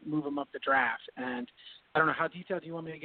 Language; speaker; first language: English; native; English